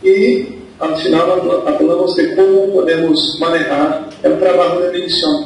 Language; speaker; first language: Spanish; non-native, fluent; Portuguese